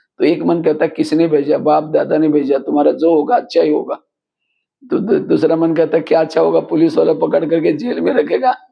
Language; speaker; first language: Hindi; non-native, local second language; Marathi